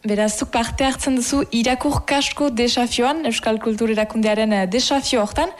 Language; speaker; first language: Basque; native; Basque